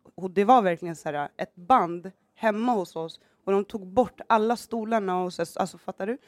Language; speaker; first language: Swedish; early bilingual, other home language; Somali